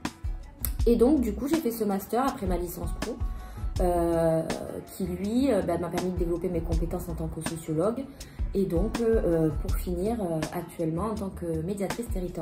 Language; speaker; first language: French; native; French